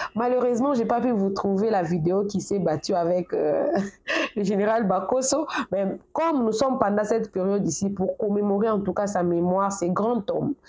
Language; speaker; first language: French; non-native, local second language; Lingala